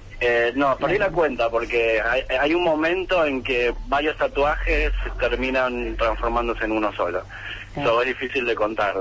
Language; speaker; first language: Spanish; native; Spanish